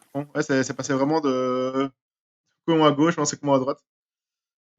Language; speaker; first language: French; native; French